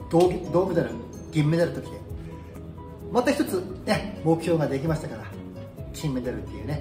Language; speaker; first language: Japanese; native; Japanese